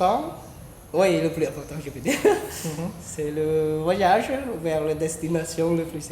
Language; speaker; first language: French; non-native, fluent; Khmer